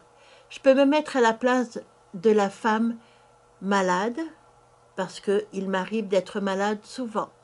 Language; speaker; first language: French; native; French